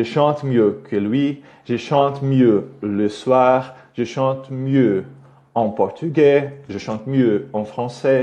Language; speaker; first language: French; non-native, fluent; Portuguese